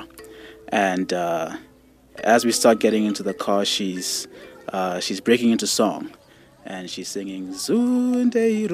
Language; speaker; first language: English; non-native, local second language; Shona